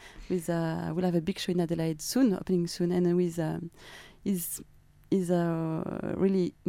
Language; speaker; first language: English; non-native, fluent; French